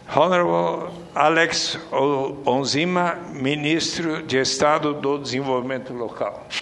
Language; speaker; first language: Portuguese; native; Portuguese